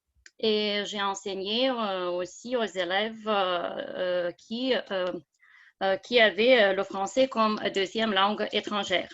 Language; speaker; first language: French; non-native, fluent; Lithuanian